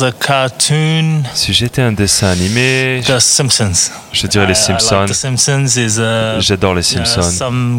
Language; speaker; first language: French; non-native, learner; English